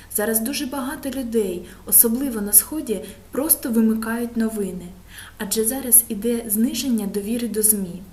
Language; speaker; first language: Ukrainian; non-native, local second language; Russian